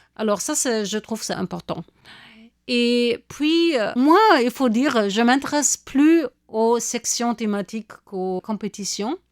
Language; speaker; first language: French; non-native, fluent; German